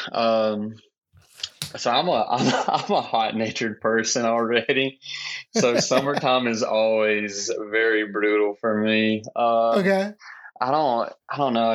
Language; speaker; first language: English; native; English